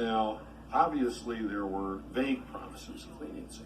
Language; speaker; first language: English; native; English